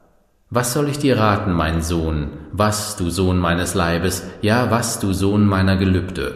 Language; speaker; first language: German; native; German